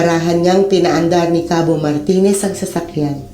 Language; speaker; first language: Filipino; native; Filipino